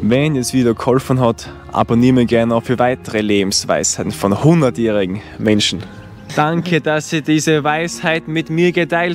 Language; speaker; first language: German; native; German